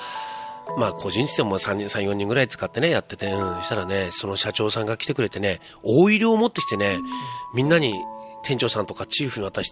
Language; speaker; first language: Japanese; native; Japanese